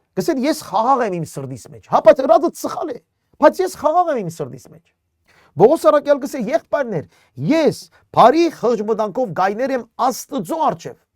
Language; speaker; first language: Armenian; native; Armenian